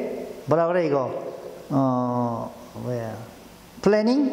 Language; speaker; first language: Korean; non-native, fluent; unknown